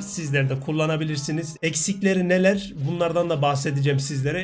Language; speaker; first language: Turkish; native; Turkish